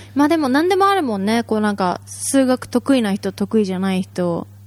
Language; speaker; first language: Japanese; native; Japanese